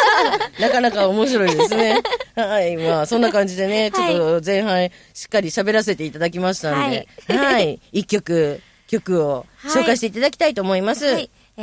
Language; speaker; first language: Japanese; native; Japanese